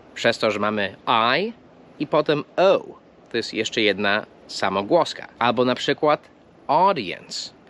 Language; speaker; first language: Polish; non-native, fluent; English